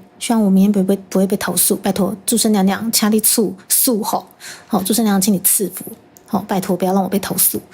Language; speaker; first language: Chinese; native; Chinese